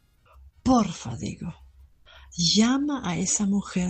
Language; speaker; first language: Spanish; non-native, fluent; German